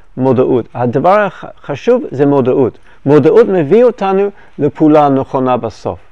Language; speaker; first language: Hebrew; non-native, fluent; English